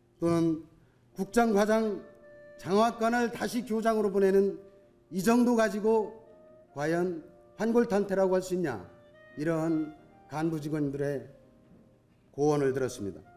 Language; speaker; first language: Korean; native; Korean